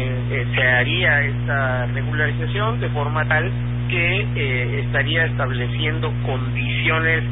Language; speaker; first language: Spanish; native; Spanish